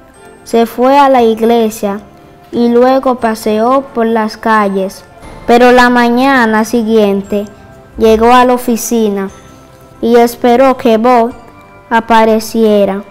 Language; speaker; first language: Spanish; native; Spanish